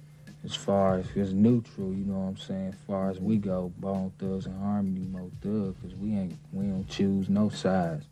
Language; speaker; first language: English; native; English